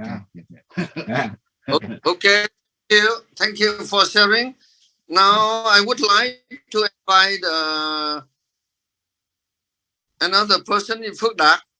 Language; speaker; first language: English; non-native, fluent; Vietnamese